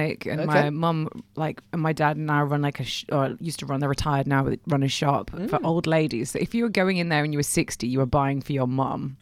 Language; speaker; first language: English; native; English